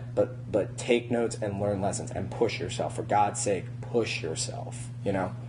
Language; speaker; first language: English; native; English